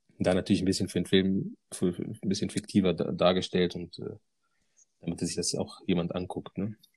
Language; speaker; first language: German; early bilingual, other home language; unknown